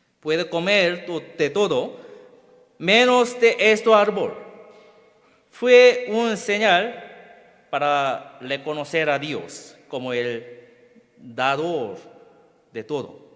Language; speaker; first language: Spanish; non-native, fluent; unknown